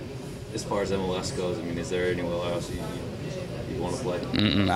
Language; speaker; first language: English; native; English